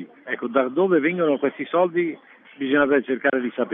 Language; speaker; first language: Italian; native; Italian